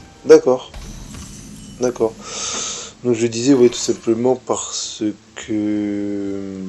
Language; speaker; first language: French; native; French